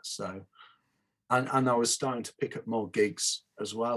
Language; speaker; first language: English; native; English